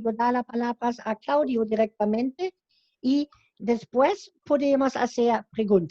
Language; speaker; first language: Spanish; non-native, fluent; German